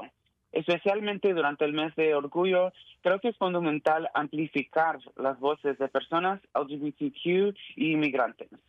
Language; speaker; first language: Spanish; early bilingual, heritage; Spanish